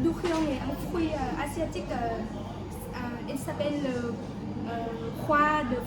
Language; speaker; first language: French; non-native, learner; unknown